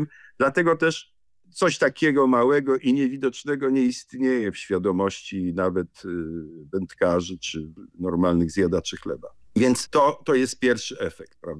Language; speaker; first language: Polish; native; Polish